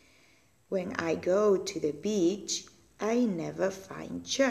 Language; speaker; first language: English; non-native, learner; Spanish